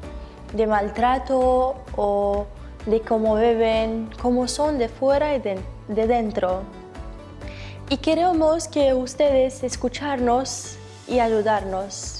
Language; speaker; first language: Spanish; non-native, learner; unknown